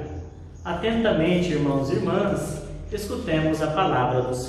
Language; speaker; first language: Portuguese; native; Portuguese